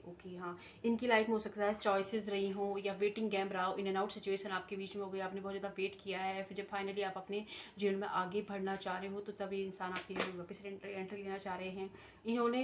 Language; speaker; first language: Hindi; native; Hindi